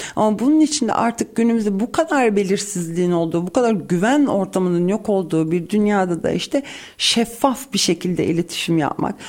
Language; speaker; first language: Turkish; native; Turkish